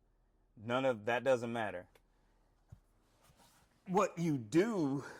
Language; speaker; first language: English; native; English